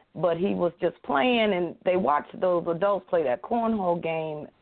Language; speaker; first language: English; native; English